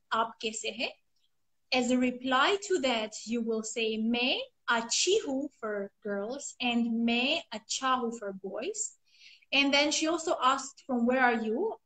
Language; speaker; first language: English; non-native, fluent; Armenian